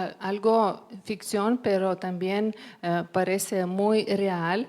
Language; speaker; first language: Spanish; non-native, learner; Lithuanian